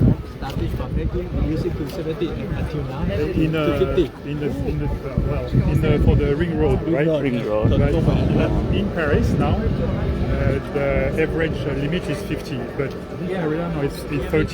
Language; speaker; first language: English; non-native, learner; French